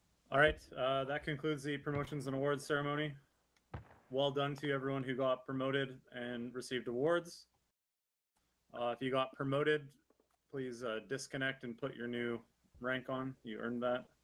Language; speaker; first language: English; native; English